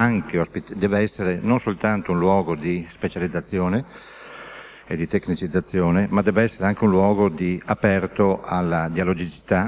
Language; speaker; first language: Italian; native; Italian